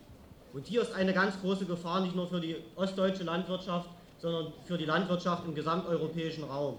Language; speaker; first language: German; native; German